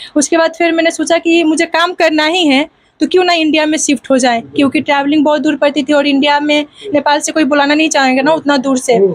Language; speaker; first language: Hindi; non-native, local second language; Bhojpuri